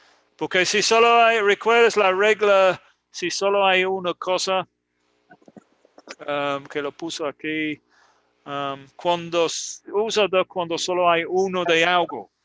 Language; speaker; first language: Spanish; non-native, fluent; English